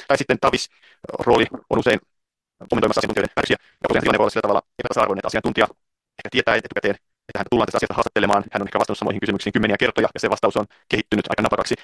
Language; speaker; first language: Finnish; native; Finnish